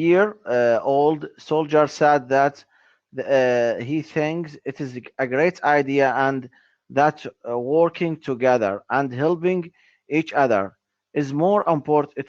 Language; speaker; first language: English; non-native, learner; Arabic